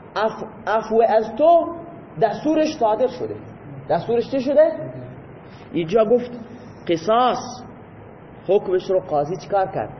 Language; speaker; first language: Persian; non-native, local second language; Baluchi